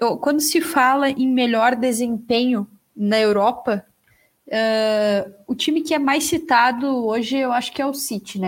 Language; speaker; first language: Portuguese; native; Portuguese